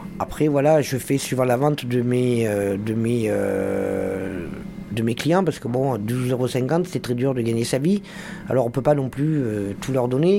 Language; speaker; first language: French; native; French